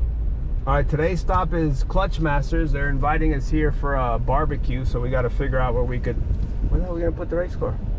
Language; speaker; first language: English; native; English